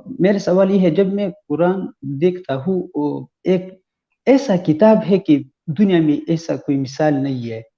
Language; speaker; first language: Hindi; non-native, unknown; Pashto